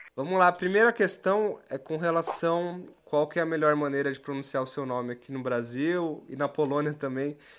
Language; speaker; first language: Portuguese; native; Portuguese